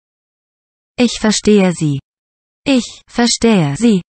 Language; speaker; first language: German; non-native, learner; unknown